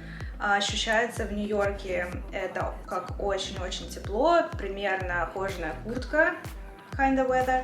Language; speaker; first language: Russian; native; Russian